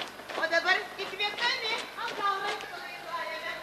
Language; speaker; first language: Lithuanian; native; Lithuanian